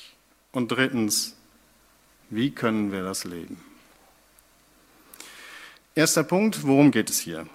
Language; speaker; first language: German; native; German